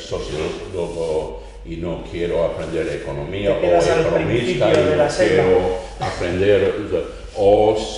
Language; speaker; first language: Spanish; non-native, fluent; English